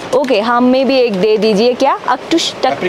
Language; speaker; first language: Hindi; non-native, learner; Bangla